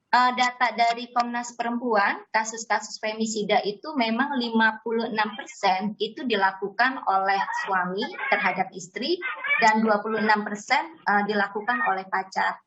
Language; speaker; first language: Indonesian; native; Indonesian